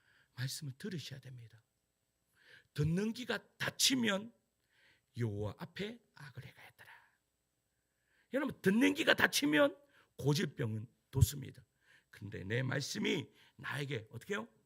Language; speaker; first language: Korean; native; Korean